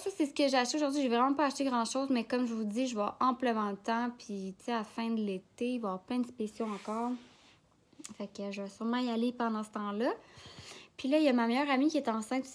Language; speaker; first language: French; native; French